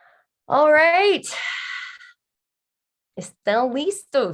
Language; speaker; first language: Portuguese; non-native, fluent; English